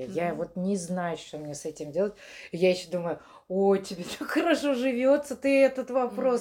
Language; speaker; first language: Russian; native; Russian